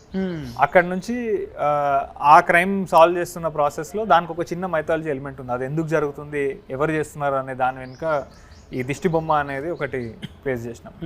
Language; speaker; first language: Telugu; native; Telugu